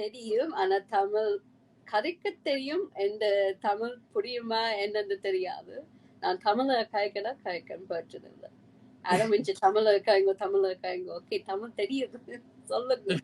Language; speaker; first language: Tamil; early bilingual, heritage; Tamil